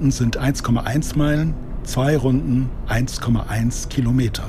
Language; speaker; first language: German; native; German